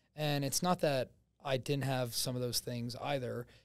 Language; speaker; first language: English; native; English